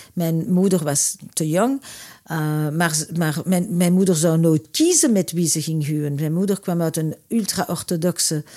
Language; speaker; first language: Dutch; native; Dutch